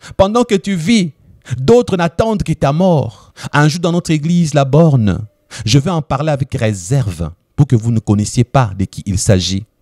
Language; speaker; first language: French; non-native, local second language; Lingala